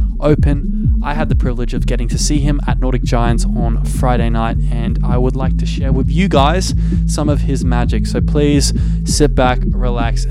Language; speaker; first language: English; native; English